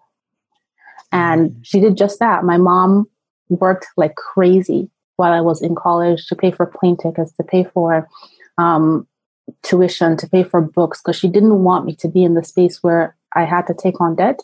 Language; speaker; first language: English; non-native, local second language; Yoruba